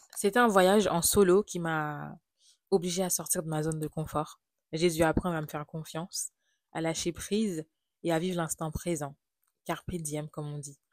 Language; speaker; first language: French; non-native, local second language; Haitian Creole